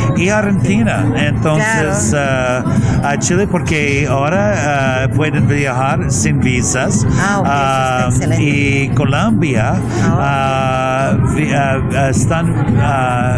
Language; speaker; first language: Spanish; non-native, learner; English